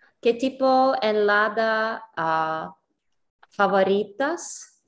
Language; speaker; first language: Spanish; non-native, learner; English